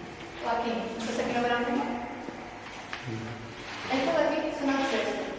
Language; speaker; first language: Spanish; native; Spanish